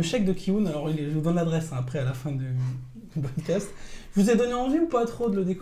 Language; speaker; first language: French; native; French